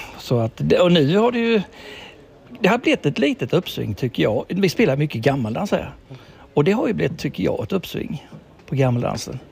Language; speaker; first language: Swedish; native; Swedish